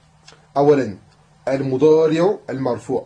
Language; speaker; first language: Arabic; non-native, fluent; French